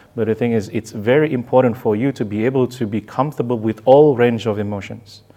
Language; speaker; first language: English; non-native, fluent; Indonesian